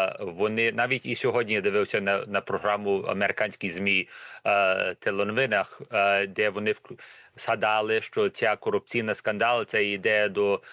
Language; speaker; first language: Ukrainian; early bilingual, heritage; Ukrainian